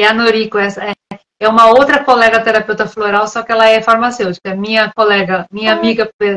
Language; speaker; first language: Portuguese; native; Portuguese